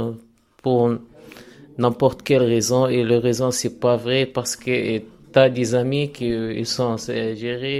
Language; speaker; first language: French; non-native, fluent; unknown